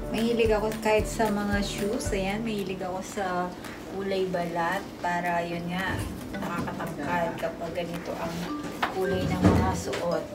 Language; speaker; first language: Filipino; non-native, local second language; Pampanga